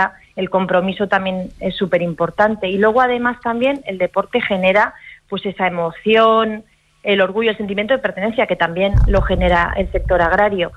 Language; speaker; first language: Spanish; native; Spanish